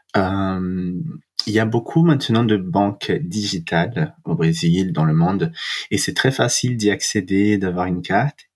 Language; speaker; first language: French; non-native, fluent; Portuguese